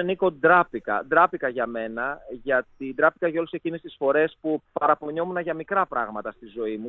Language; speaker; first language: Greek; native; Greek